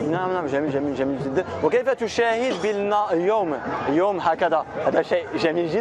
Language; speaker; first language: Arabic; early bilingual, heritage; Arabic